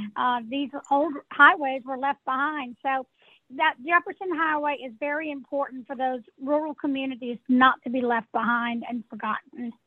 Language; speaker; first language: English; native; English